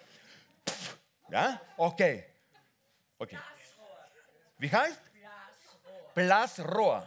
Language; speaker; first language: German; non-native, learner; Spanish